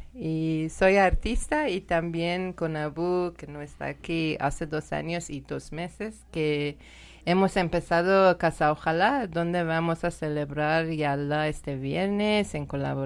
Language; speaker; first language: Spanish; non-native, learner; Persian